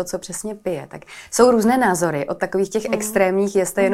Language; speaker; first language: Czech; native; Czech